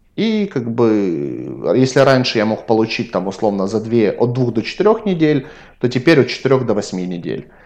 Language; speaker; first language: Russian; native; Russian